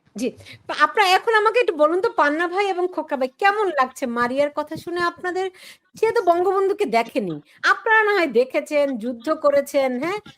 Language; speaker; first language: Bangla; native; Bangla